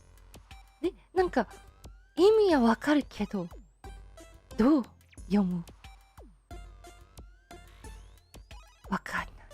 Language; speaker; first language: Japanese; non-native, learner; English